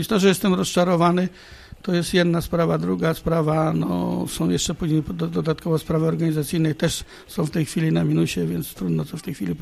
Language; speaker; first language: Polish; native; Polish